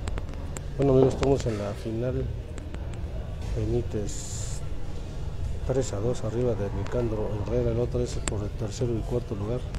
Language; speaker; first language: Spanish; native; Spanish